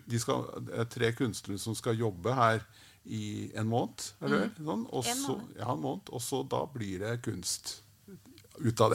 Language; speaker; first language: Norwegian; native; Norwegian